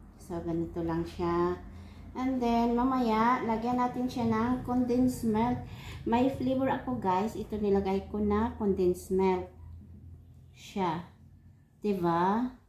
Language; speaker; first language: Filipino; non-native, local second language; Cebuano